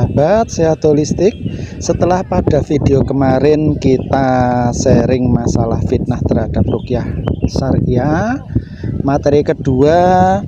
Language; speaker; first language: Indonesian; native; Indonesian